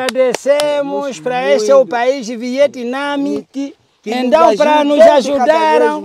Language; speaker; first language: Portuguese; non-native, local second language; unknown